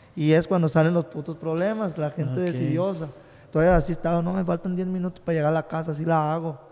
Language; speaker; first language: Spanish; native; Spanish